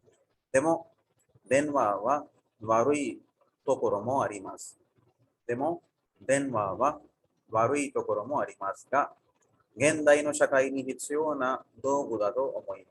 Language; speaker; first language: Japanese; non-native, fluent; Urdu